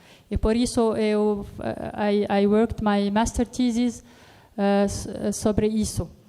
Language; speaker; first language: Spanish; non-native, learner; Arabic